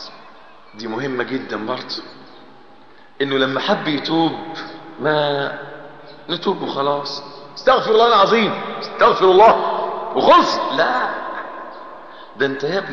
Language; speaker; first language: Arabic; native; Arabic